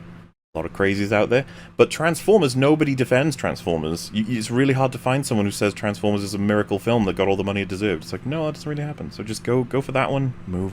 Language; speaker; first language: English; native; English